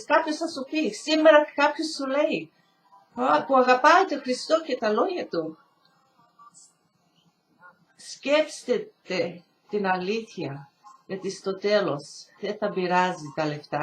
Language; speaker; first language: Greek; early bilingual, heritage; Greek